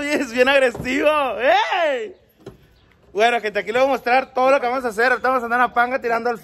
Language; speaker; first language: Spanish; native; Spanish